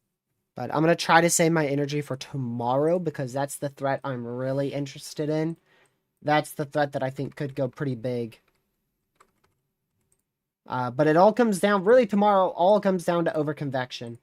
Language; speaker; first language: English; native; English